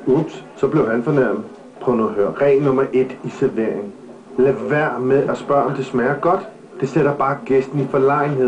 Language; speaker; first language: Danish; native; Danish